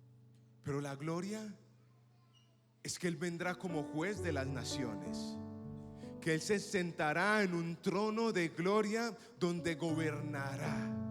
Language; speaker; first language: Spanish; native; Spanish